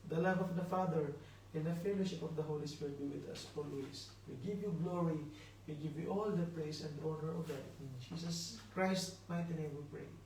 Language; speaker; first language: English; non-native, local second language; Filipino